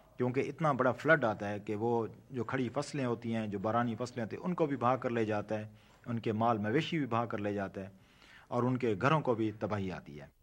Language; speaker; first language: Urdu; non-native, local second language; Saraiki